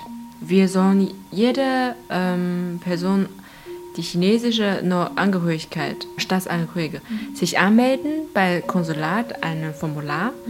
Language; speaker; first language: German; non-native, fluent; Chinese